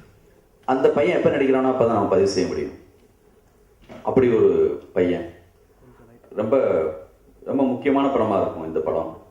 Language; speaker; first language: Tamil; native; Tamil